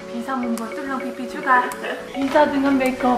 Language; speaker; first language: Indonesian; non-native, learner; Korean